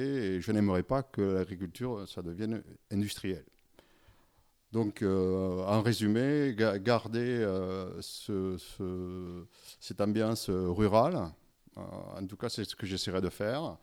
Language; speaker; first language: French; native; French